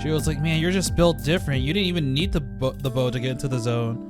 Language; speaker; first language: English; native; English